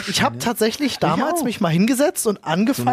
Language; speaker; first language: German; native; German